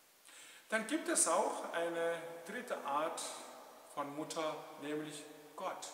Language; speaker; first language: German; non-native, fluent; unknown